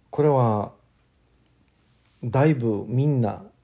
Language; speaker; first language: Japanese; non-native, fluent; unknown